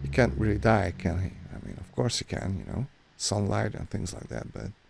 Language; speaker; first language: English; non-native, fluent; Hungarian